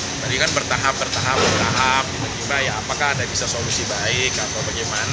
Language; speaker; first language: Indonesian; native; Indonesian